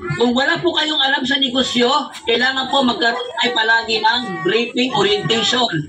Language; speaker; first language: Filipino; non-native, local second language; Waray